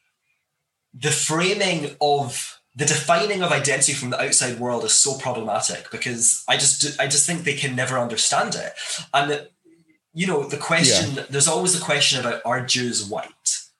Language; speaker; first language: English; native; English